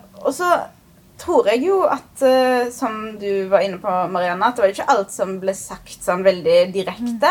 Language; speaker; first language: Norwegian; early bilingual, other home language; Arabic